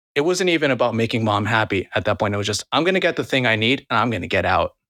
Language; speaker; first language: English; native; English